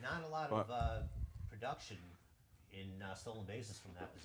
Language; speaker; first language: English; native; English